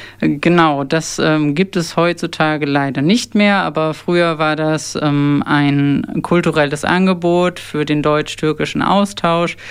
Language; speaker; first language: German; early bilingual, other home language; Turkish